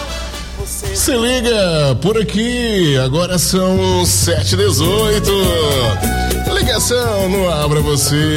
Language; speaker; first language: Portuguese; native; Portuguese